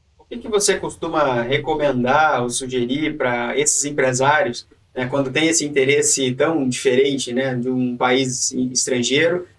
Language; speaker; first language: Portuguese; native; Portuguese